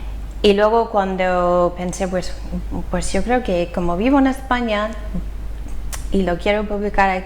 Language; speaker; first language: Spanish; non-native, fluent; English